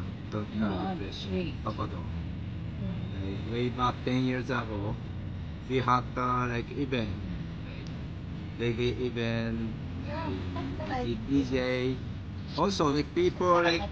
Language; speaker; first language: English; non-native, learner; Japanese